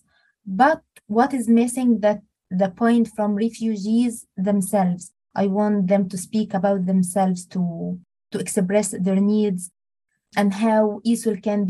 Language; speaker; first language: English; non-native, fluent; Arabic